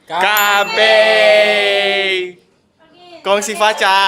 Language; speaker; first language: Chinese; non-native, learner; Indonesian